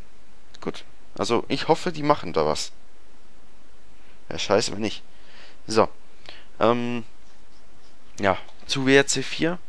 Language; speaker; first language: German; native; German